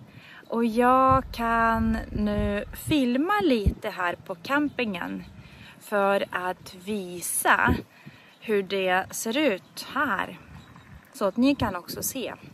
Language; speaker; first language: Swedish; non-native, fluent; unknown